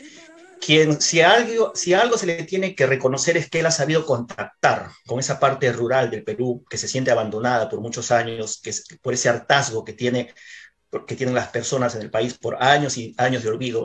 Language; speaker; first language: Spanish; native; Spanish